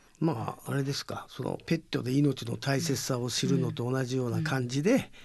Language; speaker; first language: Japanese; native; Japanese